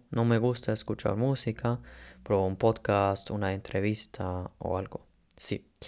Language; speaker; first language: Spanish; non-native, learner; German